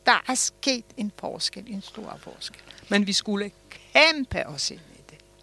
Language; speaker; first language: Danish; early bilingual, other home language; Polish